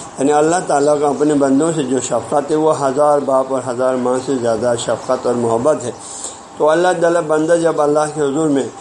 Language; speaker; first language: Urdu; non-native, local second language; Balti